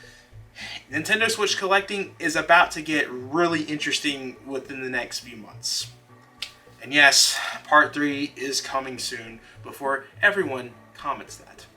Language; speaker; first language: English; native; English